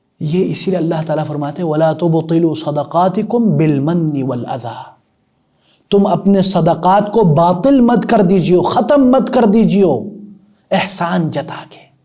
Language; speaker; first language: Urdu; non-native, local second language; Punjabi